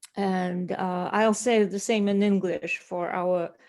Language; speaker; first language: English; non-native, fluent; Russian